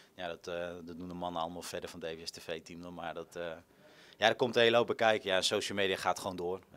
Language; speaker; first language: Dutch; native; Dutch